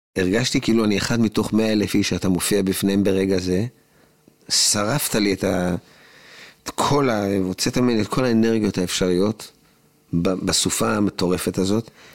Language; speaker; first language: Hebrew; native; Hebrew